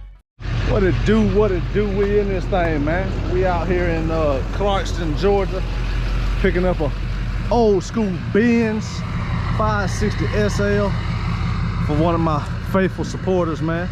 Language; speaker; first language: English; native; English